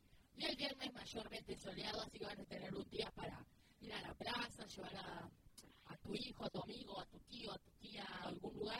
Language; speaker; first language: Spanish; native; Spanish